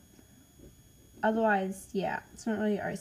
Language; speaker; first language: English; native; English